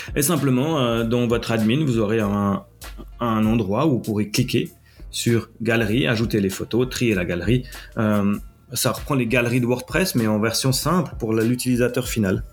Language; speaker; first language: French; native; French